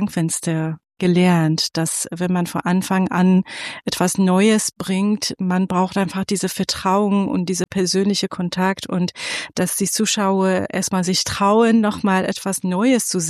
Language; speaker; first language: German; non-native, fluent; Persian